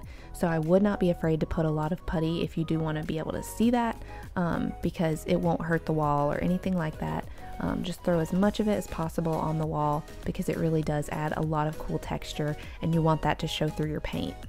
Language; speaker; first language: English; native; English